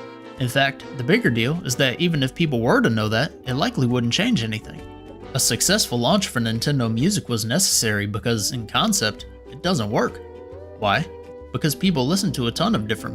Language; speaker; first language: English; native; English